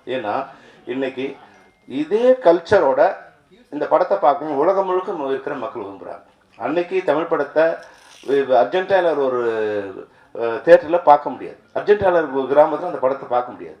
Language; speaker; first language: Tamil; native; Tamil